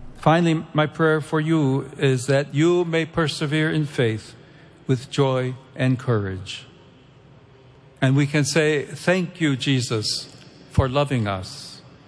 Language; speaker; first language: English; native; English